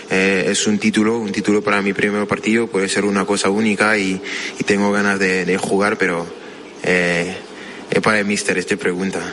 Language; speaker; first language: Spanish; non-native, fluent; French